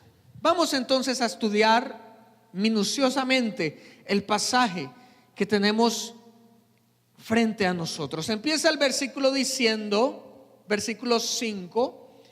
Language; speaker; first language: Spanish; native; Spanish